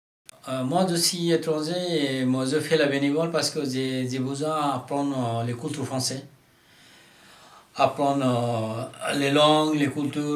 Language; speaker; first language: French; non-native, learner; Bangla